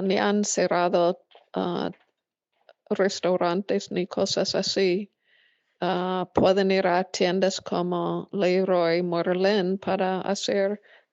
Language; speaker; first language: Spanish; non-native, fluent; English